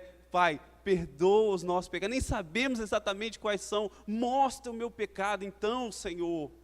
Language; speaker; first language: Portuguese; native; Portuguese